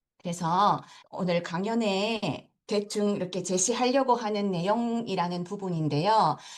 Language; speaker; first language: Korean; early bilingual, heritage; Japanese